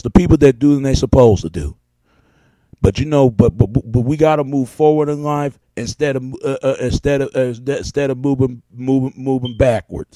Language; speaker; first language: English; native; English